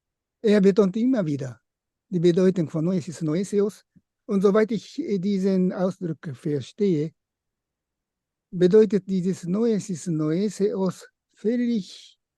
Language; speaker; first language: German; non-native, fluent; Japanese